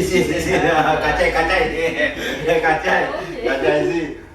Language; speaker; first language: Spanish; non-native, learner; Haitian Creole